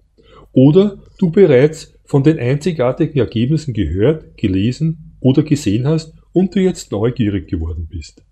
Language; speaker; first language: German; native; German